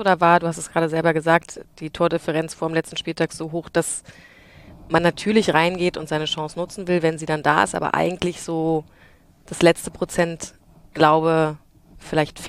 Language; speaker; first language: German; native; German